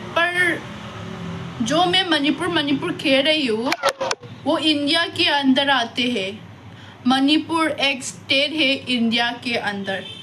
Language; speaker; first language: Hindi; non-native, local second language; Manipuri